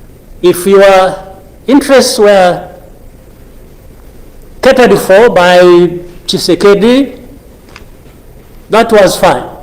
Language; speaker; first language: English; non-native, local second language; Kinyarwanda